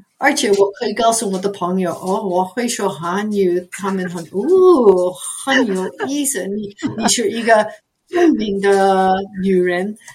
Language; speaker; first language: Chinese; non-native, fluent; English